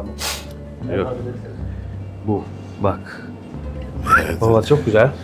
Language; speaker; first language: Turkish; non-native, learner; French